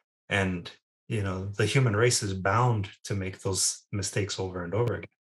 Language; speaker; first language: English; early bilingual, other home language; Spanish